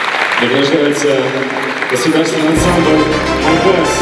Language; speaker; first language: Russian; non-native, local second language; Ingush